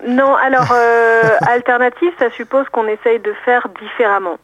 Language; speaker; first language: French; native; French